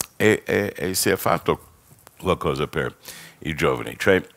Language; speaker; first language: Italian; non-native, fluent; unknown